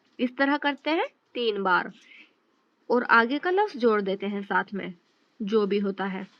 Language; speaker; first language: Hindi; native; Hindi